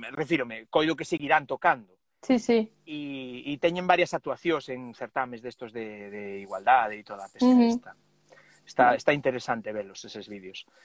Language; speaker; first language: Galician; non-native, local second language; Spanish